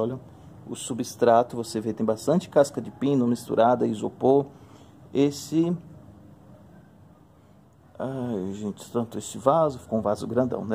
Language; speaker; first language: Portuguese; native; Portuguese